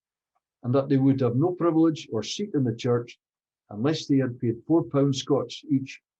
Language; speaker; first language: English; native; English